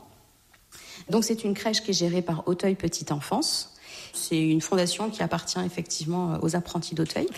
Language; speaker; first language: French; native; French